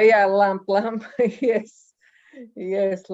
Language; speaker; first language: English; non-native, learner; Bulgarian